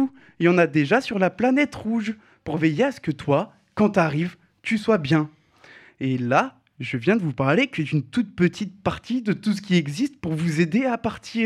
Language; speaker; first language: French; native; French